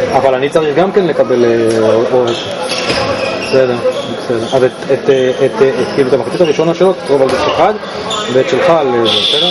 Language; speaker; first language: Hebrew; native; Hebrew